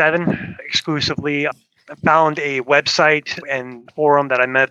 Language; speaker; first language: English; native; English